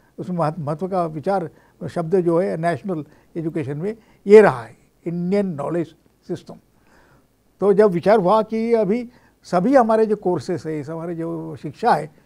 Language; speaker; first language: Hindi; non-native, local second language; Marathi